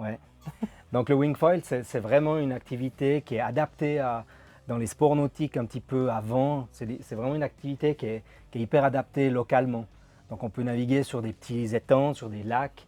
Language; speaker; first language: French; native; French